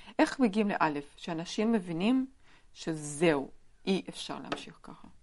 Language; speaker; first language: Hebrew; non-native, fluent; Russian